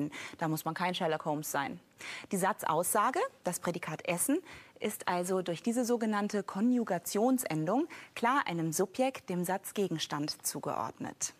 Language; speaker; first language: German; native; German